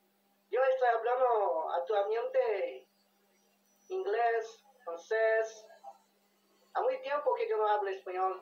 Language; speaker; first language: Spanish; non-native, learner; Portuguese